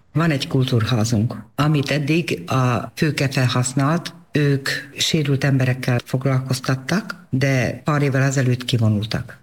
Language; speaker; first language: Hungarian; native; Hungarian